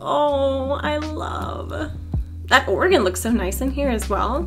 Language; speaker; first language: English; native; English